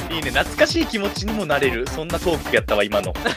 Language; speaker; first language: Japanese; native; Japanese